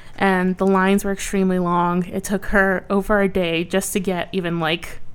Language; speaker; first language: English; early bilingual, other home language; Ukrainian